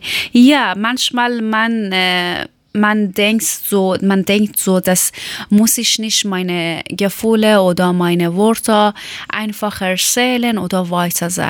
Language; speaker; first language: German; non-native, learner; Persian